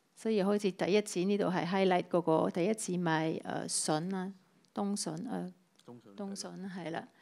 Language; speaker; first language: Cantonese; non-native, fluent; French